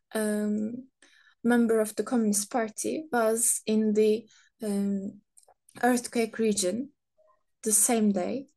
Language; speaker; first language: English; non-native, fluent; Turkish